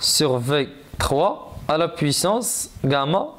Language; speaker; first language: French; non-native, local second language; Arabic